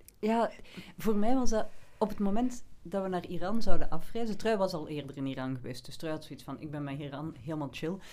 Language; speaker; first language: Dutch; native; Dutch